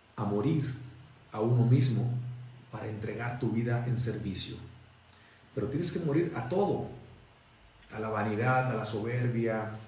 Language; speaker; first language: Spanish; native; Spanish